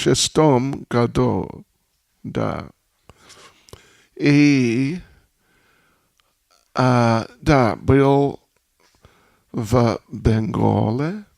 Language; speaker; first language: Russian; non-native, learner; English